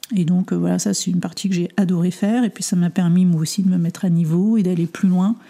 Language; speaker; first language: French; early bilingual, other home language; Armenian